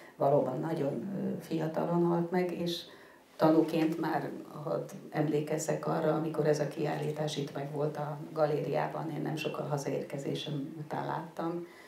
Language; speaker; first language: Hungarian; native; Hungarian